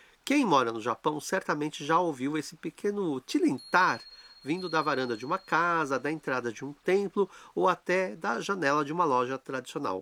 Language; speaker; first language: Portuguese; native; Portuguese